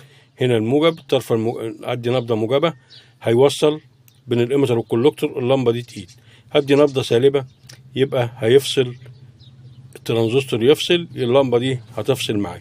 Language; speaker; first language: Arabic; native; Arabic